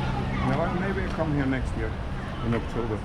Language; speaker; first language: English; non-native, learner; Swedish